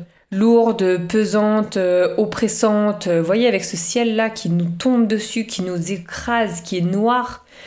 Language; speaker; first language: French; native; French